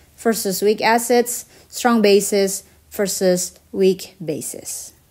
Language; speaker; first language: English; non-native, fluent; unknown